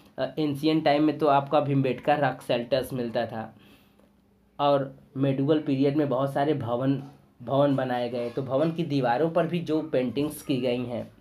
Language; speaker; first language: Hindi; native; Hindi